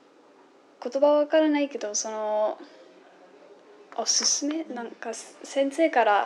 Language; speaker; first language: Japanese; non-native, fluent; English